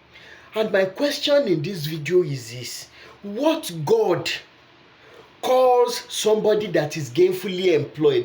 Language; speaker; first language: English; non-native, local second language; Yoruba